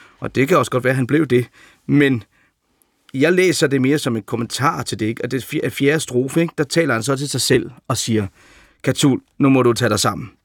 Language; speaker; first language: Danish; native; Danish